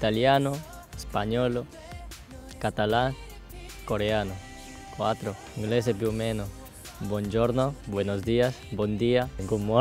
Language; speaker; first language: Italian; non-native, learner; Korean